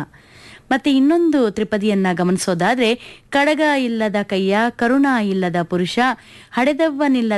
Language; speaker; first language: Kannada; native; Kannada